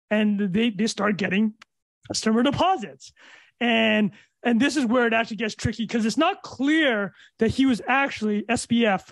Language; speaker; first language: English; native; English